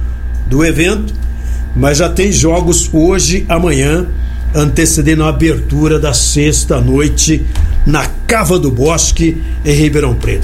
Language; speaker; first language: Portuguese; native; Portuguese